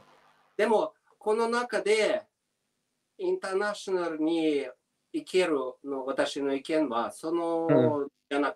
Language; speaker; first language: Japanese; non-native, learner; Russian